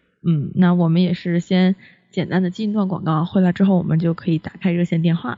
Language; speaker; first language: Chinese; native; Chinese